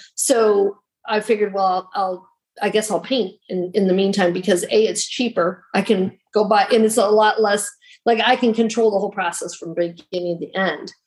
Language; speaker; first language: English; native; English